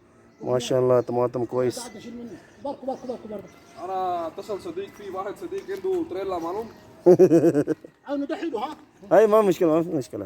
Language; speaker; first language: Arabic; non-native, learner; Punjabi